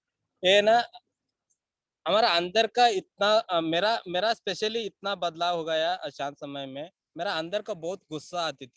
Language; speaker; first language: Hindi; non-native, local second language; Kannada